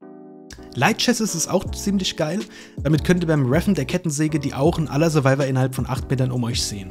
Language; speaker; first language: German; native; German